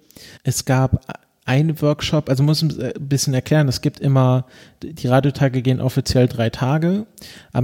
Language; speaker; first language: German; native; German